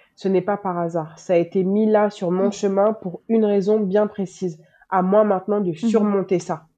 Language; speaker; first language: French; native; French